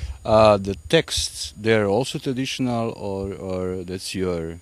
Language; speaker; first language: English; non-native, fluent; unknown